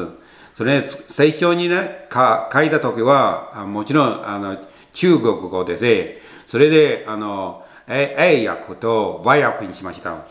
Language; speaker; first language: Japanese; non-native, learner; Chinese